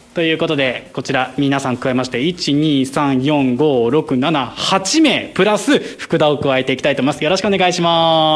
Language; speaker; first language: Japanese; native; Japanese